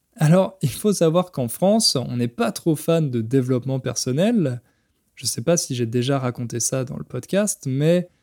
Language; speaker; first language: French; native; French